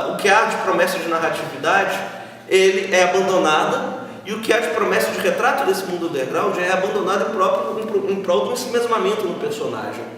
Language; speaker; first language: Portuguese; native; Portuguese